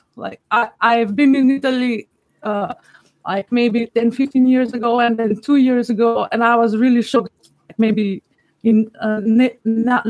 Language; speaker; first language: English; non-native, fluent; Macedonian